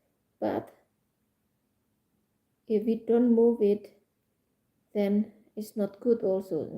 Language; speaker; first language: English; non-native, fluent; Indonesian